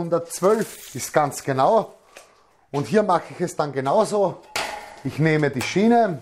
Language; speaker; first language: German; native; German